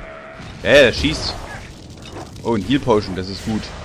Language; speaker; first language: German; native; German